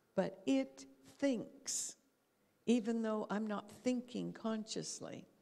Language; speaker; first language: English; native; English